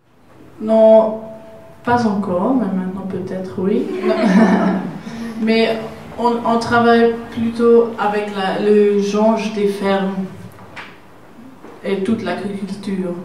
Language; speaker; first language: French; non-native, learner; German